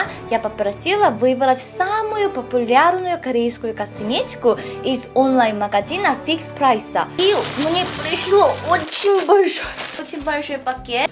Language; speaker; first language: Russian; non-native, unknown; Korean